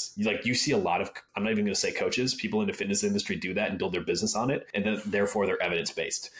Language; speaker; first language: English; native; English